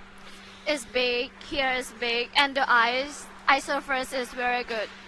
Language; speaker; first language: English; non-native, learner; Thai